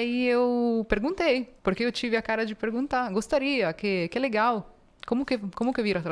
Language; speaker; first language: Portuguese; non-native, fluent; Italian